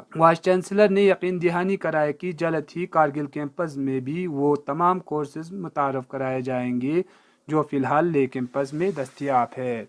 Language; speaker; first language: Urdu; non-native, local second language; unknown